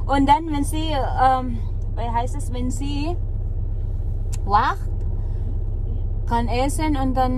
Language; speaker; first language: German; non-native, learner; Filipino